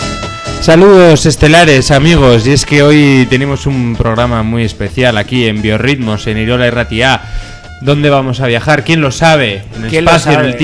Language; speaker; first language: Spanish; native; Spanish